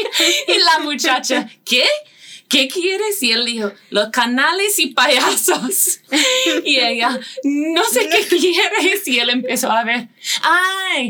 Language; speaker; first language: Spanish; non-native, fluent; English